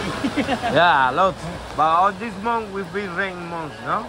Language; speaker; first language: English; non-native, learner; Spanish